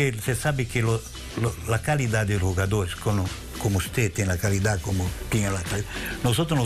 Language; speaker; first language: Spanish; non-native, fluent; Portuguese